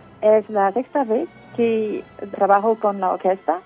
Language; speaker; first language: Spanish; non-native, fluent; English